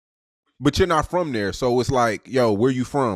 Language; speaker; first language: English; native; English